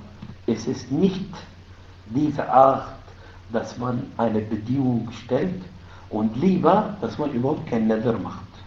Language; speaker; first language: German; non-native, fluent; Arabic